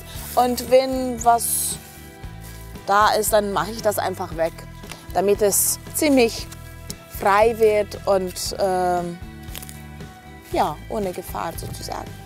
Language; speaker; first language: German; non-native, fluent; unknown